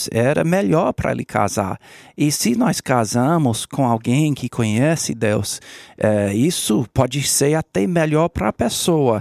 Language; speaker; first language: Portuguese; non-native, learner; English